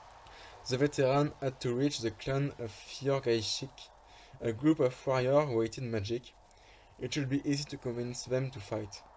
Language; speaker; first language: English; non-native, fluent; French